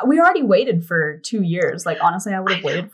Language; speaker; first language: English; native; English